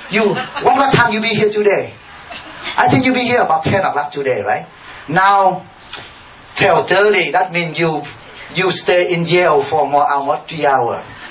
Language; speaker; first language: English; non-native, learner; Vietnamese